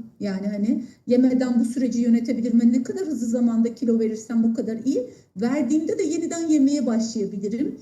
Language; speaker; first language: Turkish; native; Turkish